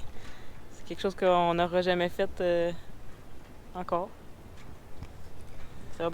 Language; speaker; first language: French; native; French